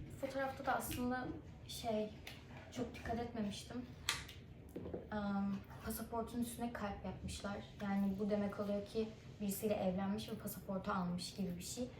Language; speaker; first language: Turkish; early bilingual, other home language; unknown